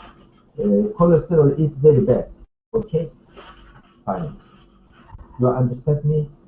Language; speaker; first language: English; non-native, learner; Turkish